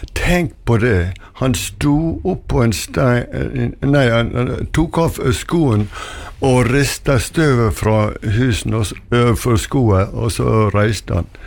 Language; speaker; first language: Norwegian; native; Norwegian